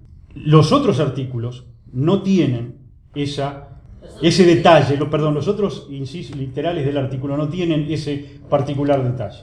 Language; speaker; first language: Spanish; native; Spanish